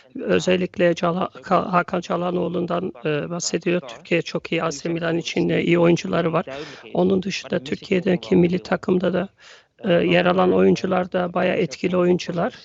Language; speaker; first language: Turkish; early bilingual, heritage; Turkish